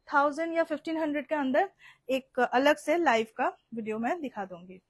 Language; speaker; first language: Hindi; non-native, local second language; Bangla